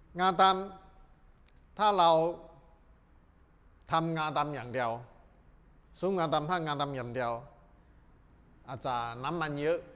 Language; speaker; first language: Thai; non-native, learner; Chinese